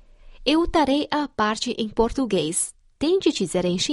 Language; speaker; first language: Portuguese; non-native, fluent; Chinese